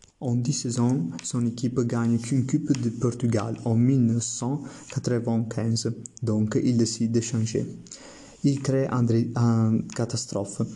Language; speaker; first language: French; non-native, learner; Italian